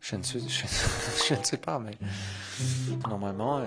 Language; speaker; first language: French; non-native, learner; German